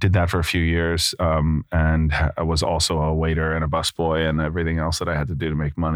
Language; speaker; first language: English; native; English